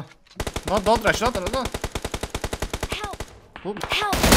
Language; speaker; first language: English; non-native, learner; Turkish